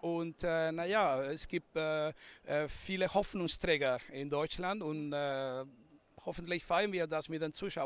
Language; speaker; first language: German; non-native, fluent; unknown